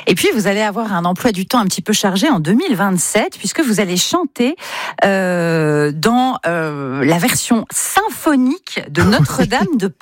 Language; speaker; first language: French; native; French